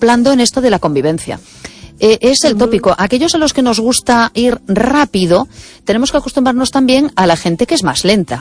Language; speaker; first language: Spanish; native; Spanish